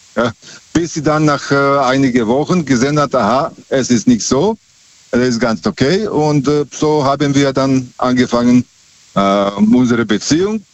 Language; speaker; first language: German; non-native, fluent; Serbian